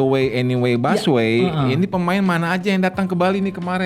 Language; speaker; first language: Indonesian; native; Indonesian